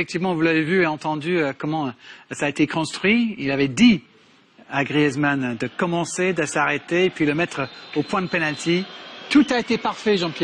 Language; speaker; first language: French; native; French